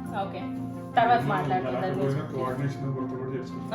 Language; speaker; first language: Telugu; native; Telugu